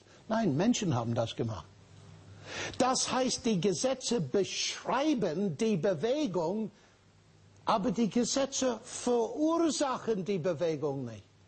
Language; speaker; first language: German; non-native, fluent; English